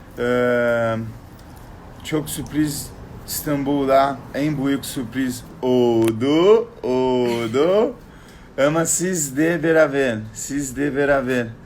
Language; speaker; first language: Turkish; non-native, learner; Portuguese